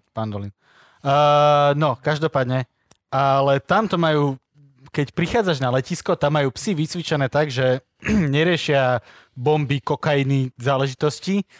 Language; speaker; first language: Slovak; native; Slovak